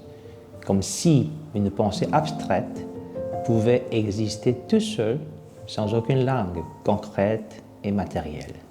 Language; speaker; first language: French; non-native, fluent; Korean